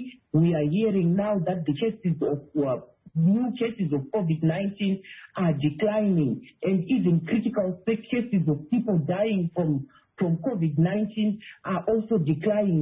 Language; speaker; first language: English; non-native, local second language; Shona